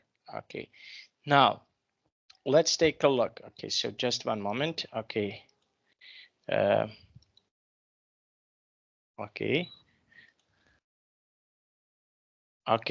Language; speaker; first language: English; non-native, fluent; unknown